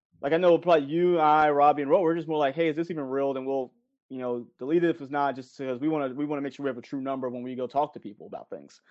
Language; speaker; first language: English; native; English